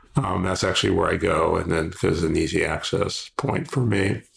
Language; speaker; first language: English; early bilingual, other home language; Polish